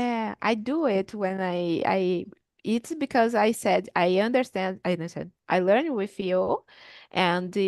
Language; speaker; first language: English; non-native, learner; Portuguese